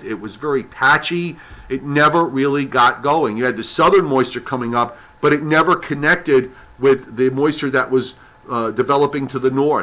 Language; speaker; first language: English; native; English